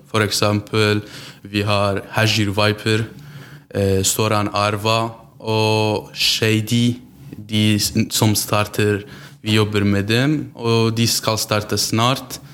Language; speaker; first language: Norwegian; non-native, learner; Central Kurdish